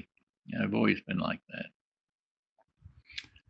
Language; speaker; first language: English; native; English